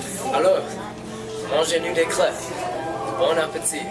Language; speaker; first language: French; non-native, learner; English